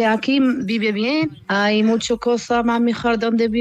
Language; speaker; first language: Spanish; non-native, learner; Arabic